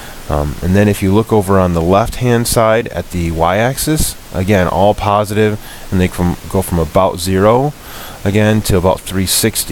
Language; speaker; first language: English; native; English